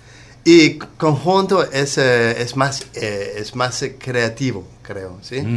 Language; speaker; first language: Spanish; non-native, learner; Danish